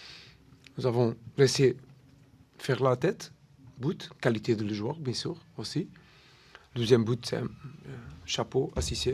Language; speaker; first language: French; non-native, learner; Portuguese